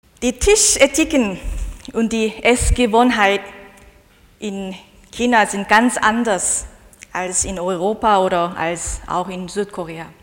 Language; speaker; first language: German; non-native, fluent; Korean